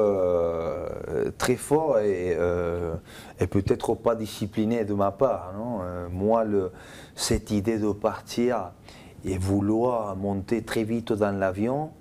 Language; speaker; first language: French; non-native, fluent; Spanish